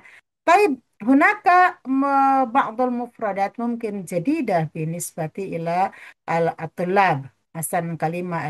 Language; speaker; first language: Arabic; non-native, fluent; Indonesian